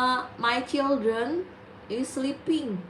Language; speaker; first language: English; non-native, learner; Indonesian